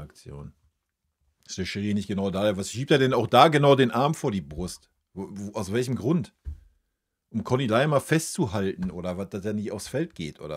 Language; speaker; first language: German; native; German